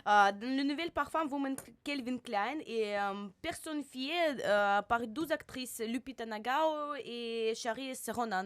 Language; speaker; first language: French; non-native, learner; Russian